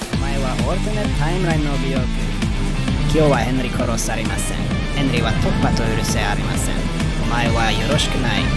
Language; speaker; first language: Japanese; non-native, learner; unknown